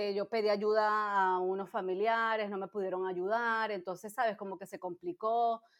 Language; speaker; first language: Spanish; native; Spanish